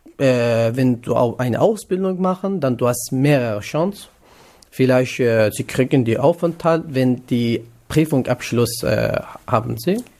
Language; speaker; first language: German; non-native, learner; Kurdish